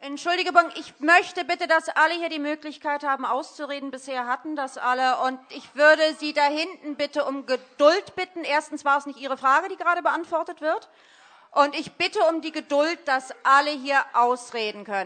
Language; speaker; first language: German; native; German